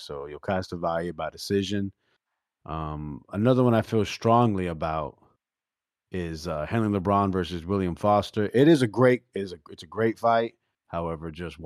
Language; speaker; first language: English; native; English